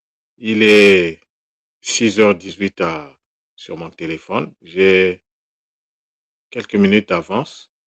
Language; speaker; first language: French; non-native, local second language; Kongo